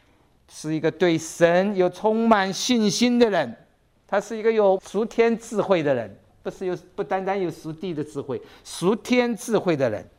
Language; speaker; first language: Chinese; native; Chinese